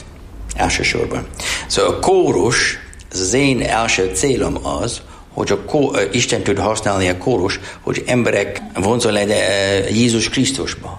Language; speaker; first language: Hungarian; non-native, learner; English